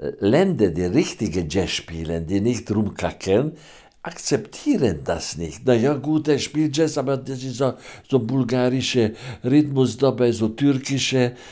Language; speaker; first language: German; non-native, fluent; Hungarian